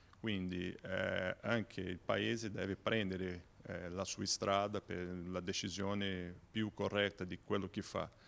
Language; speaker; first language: Italian; non-native, fluent; Spanish